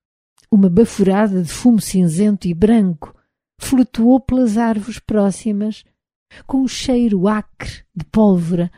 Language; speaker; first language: Portuguese; native; Portuguese